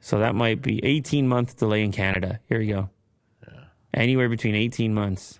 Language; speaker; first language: English; native; English